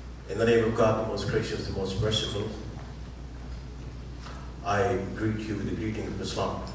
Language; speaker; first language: English; non-native, local second language; Urdu